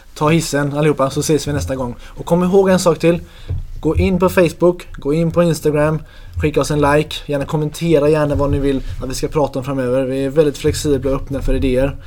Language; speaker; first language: Swedish; native; Swedish